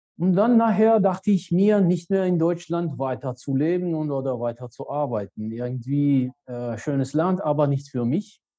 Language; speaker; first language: German; non-native, fluent; Georgian